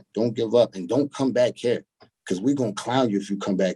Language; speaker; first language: English; native; English